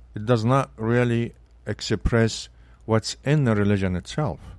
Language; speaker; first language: English; non-native, fluent; Arabic